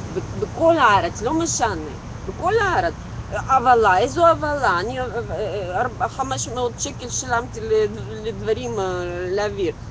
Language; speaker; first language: Hebrew; non-native, local second language; Russian